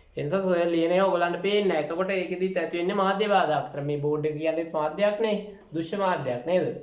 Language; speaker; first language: Sinhala; native; Sinhala